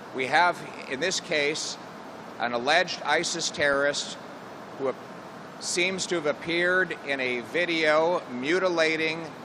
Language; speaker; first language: English; native; English